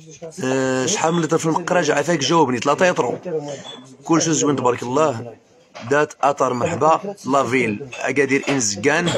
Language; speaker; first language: Arabic; native; Arabic